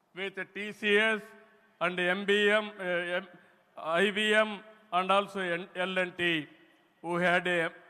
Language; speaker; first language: English; non-native, local second language; Telugu